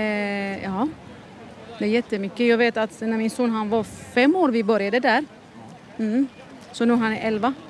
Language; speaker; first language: Swedish; non-native, learner; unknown